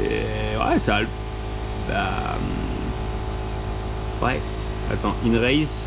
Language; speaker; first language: French; native; French